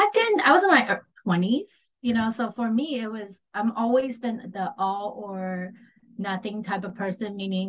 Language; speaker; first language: English; early bilingual, other home language; Chinese